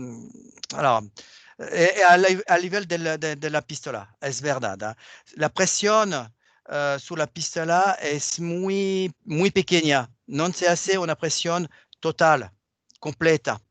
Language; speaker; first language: Spanish; non-native, fluent; French